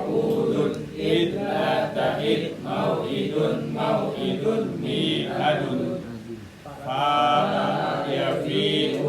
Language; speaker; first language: Arabic; non-native, learner; Indonesian